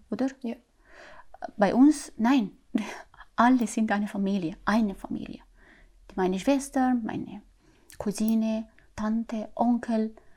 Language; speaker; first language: German; non-native, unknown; Arabic